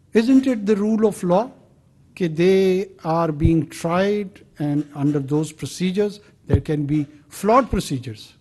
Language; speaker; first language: English; non-native, local second language; Pashto